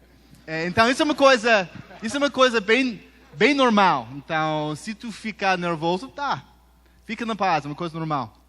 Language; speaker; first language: Portuguese; early bilingual, heritage; Portuguese